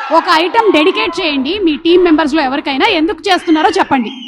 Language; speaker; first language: Telugu; native; Telugu